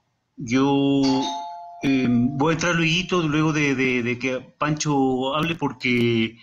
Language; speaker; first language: Spanish; native; Spanish